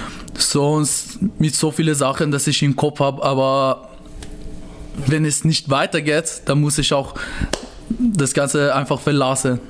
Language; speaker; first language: German; non-native, learner; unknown